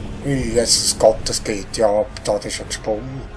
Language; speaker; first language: German; native; German